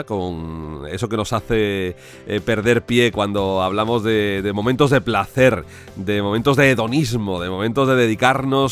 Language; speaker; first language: Spanish; native; Spanish